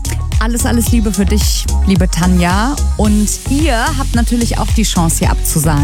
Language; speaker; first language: German; native; German